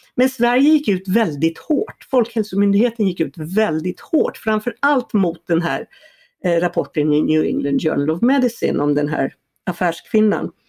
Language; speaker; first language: Swedish; native; Swedish